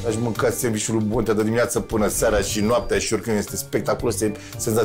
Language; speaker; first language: Romanian; native; Romanian